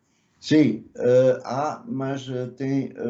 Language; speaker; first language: Portuguese; early bilingual, other home language; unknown